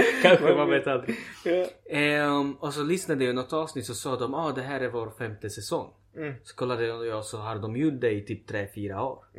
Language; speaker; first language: Swedish; early bilingual, other home language; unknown